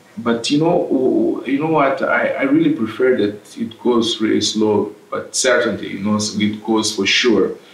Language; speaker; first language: English; non-native, fluent; Portuguese